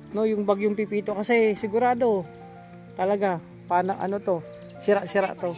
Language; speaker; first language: Filipino; non-native, local second language; Cebuano